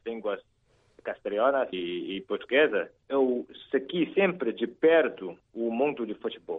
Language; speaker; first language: Portuguese; non-native, fluent; Chinese